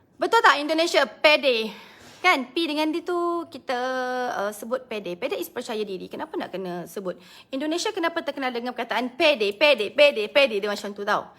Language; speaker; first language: Malay; native; Malay